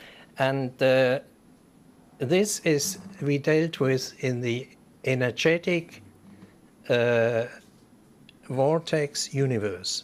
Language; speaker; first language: English; non-native, fluent; German